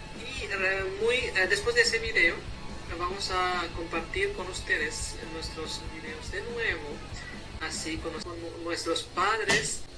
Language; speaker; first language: Spanish; non-native, fluent; Hindi